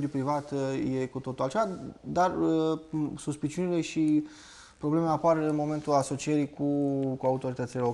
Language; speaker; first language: Romanian; native; Romanian